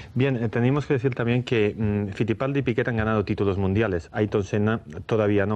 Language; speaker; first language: Spanish; native; Spanish